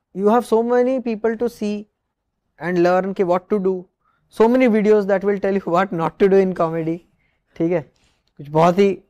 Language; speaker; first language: Hindi; non-native, local second language; Odia